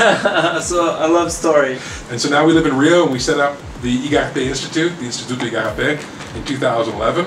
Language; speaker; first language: English; native; English